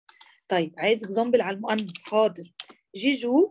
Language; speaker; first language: Arabic; native; Arabic